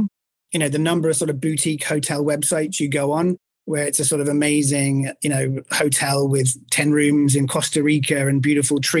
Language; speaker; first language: English; native; English